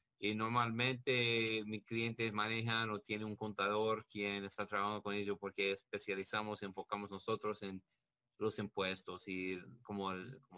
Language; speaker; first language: Spanish; non-native, learner; English